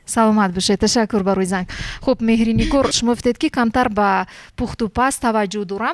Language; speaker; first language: Tajik; native; Tajik